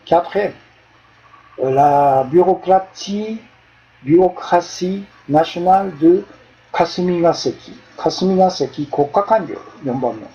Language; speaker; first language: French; non-native, fluent; Japanese